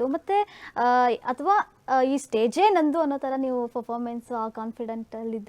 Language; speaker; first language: Kannada; native; Kannada